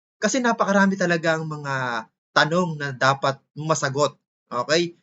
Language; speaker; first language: Filipino; native; Filipino